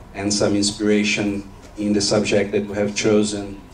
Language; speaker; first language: English; non-native, fluent; Portuguese